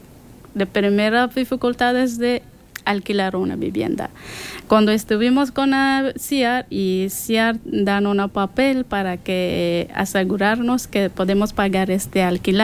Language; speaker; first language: Spanish; non-native, learner; Persian